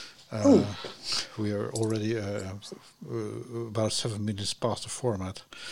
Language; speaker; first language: English; non-native, fluent; Dutch